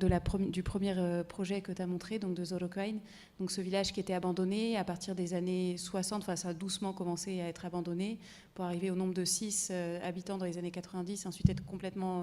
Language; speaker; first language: French; native; French